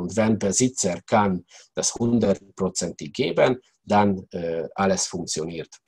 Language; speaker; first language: German; non-native, learner; Hungarian